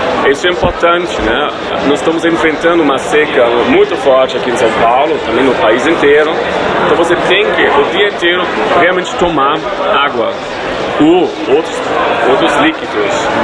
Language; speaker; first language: Portuguese; non-native, fluent; German